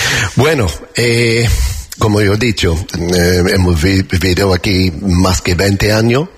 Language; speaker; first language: Spanish; non-native, learner; English